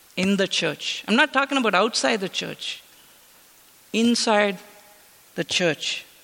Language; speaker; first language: English; non-native, local second language; Tamil